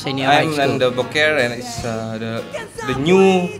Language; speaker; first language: English; non-native, learner; Indonesian